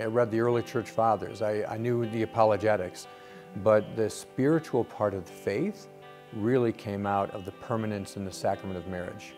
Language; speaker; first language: English; native; English